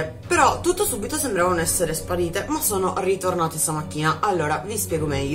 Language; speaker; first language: Italian; native; Italian